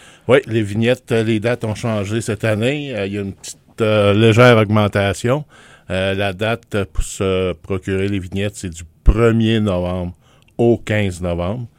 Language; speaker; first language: French; native; French